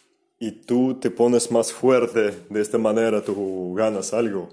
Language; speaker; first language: Spanish; non-native, fluent; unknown